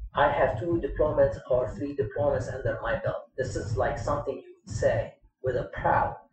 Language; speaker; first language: English; non-native, fluent; Arabic